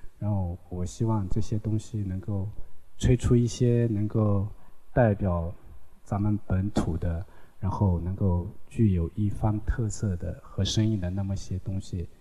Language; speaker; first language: Chinese; non-native, local second language; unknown